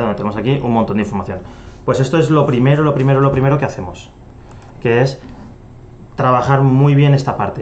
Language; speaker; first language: Spanish; native; Spanish